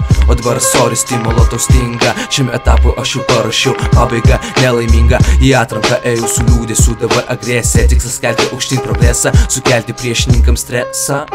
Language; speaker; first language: Lithuanian; native; Lithuanian